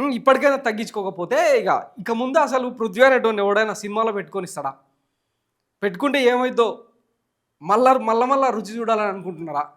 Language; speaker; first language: Telugu; native; Telugu